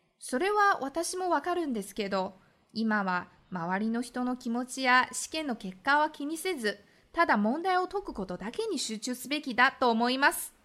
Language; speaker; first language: Japanese; non-native, fluent; Chinese